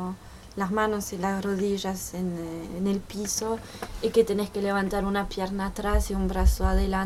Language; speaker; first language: Spanish; early bilingual, heritage; French